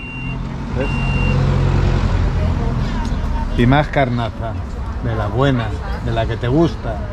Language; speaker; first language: Spanish; native; Spanish